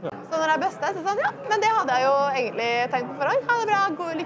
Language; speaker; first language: Norwegian; native; Norwegian